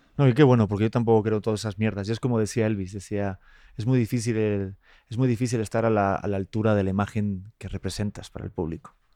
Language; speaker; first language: Spanish; native; Spanish